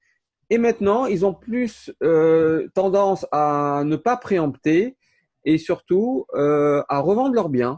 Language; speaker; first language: French; native; French